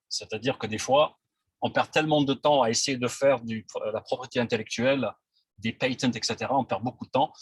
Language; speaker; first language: French; non-native, local second language; Arabic